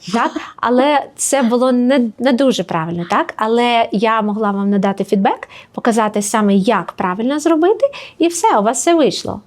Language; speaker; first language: Ukrainian; native; Ukrainian